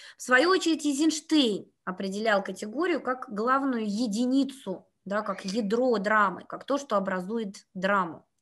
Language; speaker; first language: Russian; native; Russian